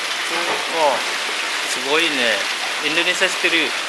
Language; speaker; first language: Japanese; non-native, learner; Indonesian